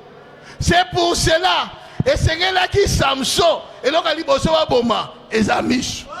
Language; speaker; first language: French; non-native, local second language; Lingala